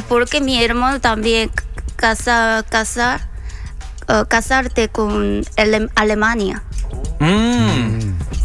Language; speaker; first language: Spanish; non-native, learner; Korean